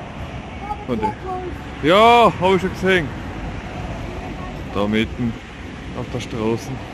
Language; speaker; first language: German; native; German